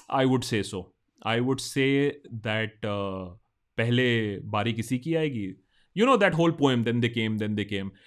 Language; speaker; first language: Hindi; non-native, local second language; Bangla